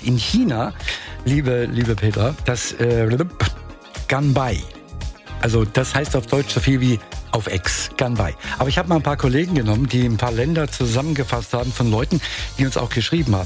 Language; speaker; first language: German; native; German